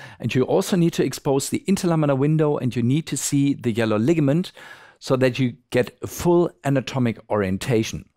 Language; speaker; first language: English; non-native, fluent; German